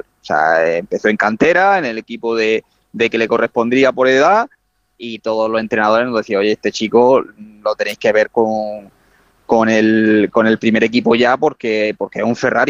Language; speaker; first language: Spanish; native; Spanish